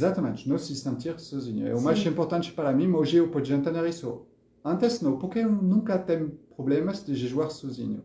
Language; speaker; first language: Portuguese; non-native, fluent; French